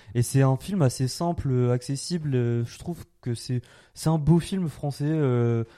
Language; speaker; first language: French; native; French